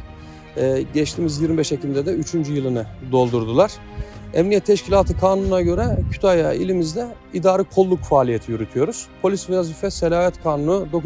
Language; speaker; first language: Turkish; native; Turkish